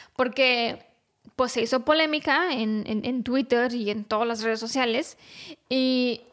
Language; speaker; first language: Spanish; non-native, fluent; Romanian